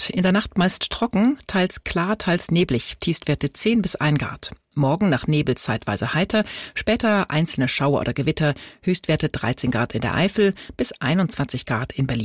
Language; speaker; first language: German; native; German